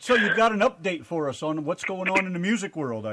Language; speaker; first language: English; native; English